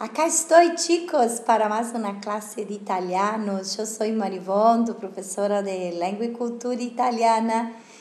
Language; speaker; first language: Spanish; non-native, fluent; Portuguese